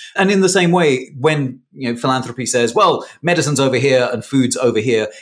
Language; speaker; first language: English; native; English